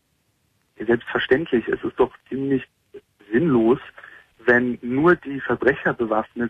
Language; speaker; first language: German; native; German